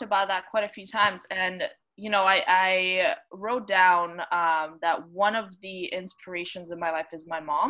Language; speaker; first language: English; non-native, fluent; Romanian